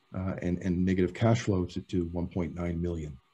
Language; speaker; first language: English; native; English